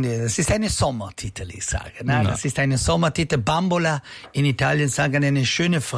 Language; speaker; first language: German; non-native, learner; Italian